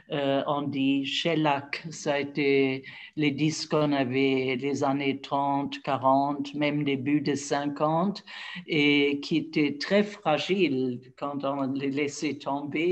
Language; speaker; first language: French; non-native, fluent; German